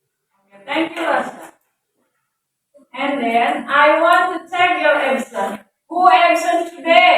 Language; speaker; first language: English; non-native, learner; Indonesian